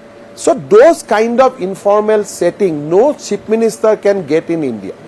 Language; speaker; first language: English; non-native, local second language; Assamese